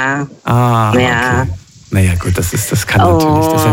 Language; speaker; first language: German; native; German